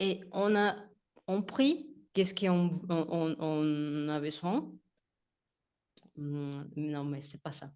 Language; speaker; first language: French; non-native, learner; Spanish